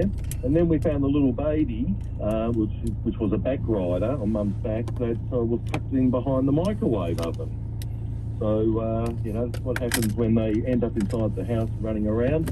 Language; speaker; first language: English; native; English